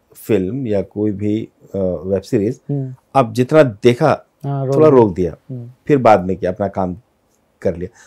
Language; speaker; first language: Hindi; native; Hindi